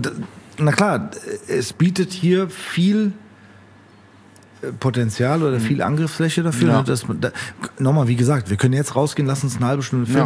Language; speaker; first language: German; native; German